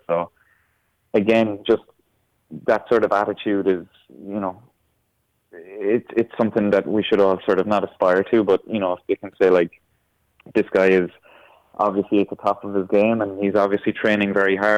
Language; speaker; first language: English; native; English